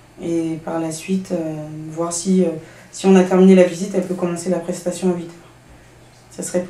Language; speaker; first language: French; native; French